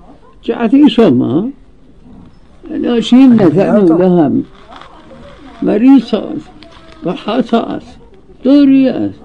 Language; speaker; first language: Hebrew; non-native, learner; Arabic